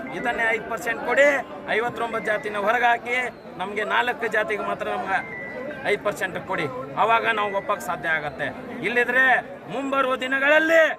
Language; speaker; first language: Kannada; non-native, local second language; Lambadi